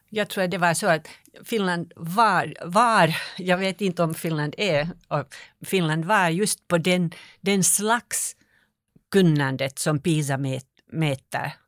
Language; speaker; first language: Swedish; non-native, local second language; Finnish